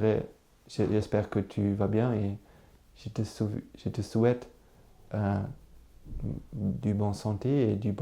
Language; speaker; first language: French; non-native, learner; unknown